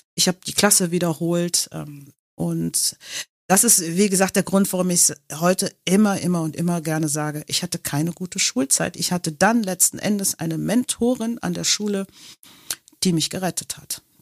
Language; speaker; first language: German; non-native, local second language; English